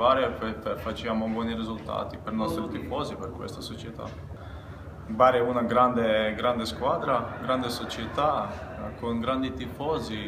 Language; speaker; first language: Italian; non-native, learner; Macedonian